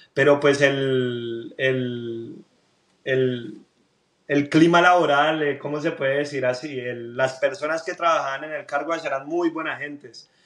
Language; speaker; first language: Spanish; native; Spanish